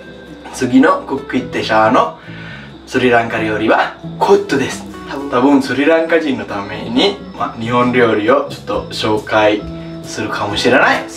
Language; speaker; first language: Japanese; non-native, fluent; Sinhala